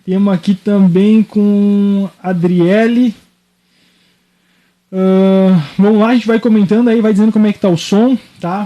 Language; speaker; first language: Portuguese; native; Portuguese